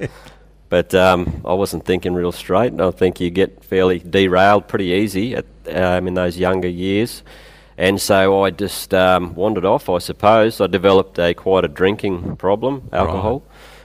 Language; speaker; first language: English; native; English